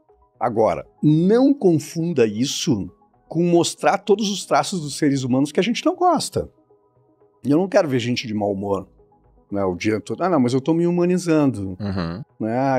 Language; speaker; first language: Portuguese; native; Portuguese